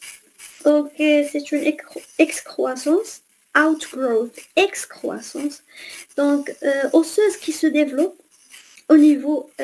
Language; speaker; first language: French; non-native, fluent; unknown